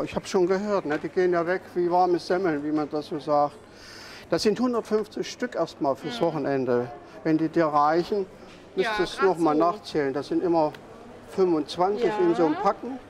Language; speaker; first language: German; native; German